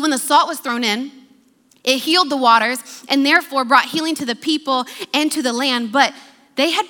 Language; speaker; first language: English; native; English